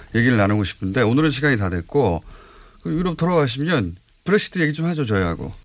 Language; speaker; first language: Korean; native; Korean